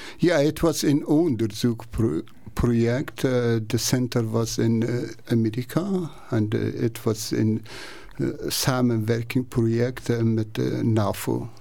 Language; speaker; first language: Dutch; non-native, learner; Persian